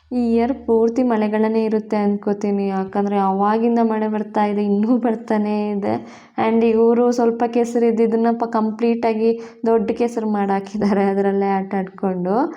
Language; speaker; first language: Kannada; non-native, local second language; Tulu